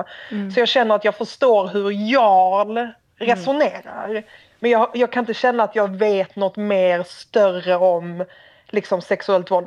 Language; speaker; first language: Swedish; native; Swedish